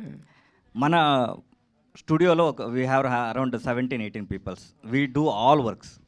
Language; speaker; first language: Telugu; non-native, learner; Kannada